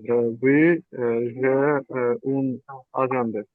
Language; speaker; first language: French; non-native, learner; Azerbaijani